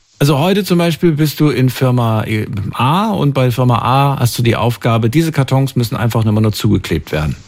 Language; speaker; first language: German; native; German